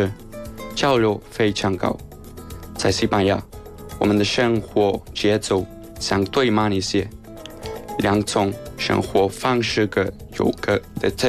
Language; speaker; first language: Chinese; non-native, learner; Spanish